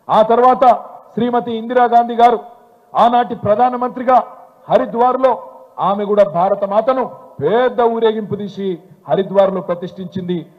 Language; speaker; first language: Telugu; native; Telugu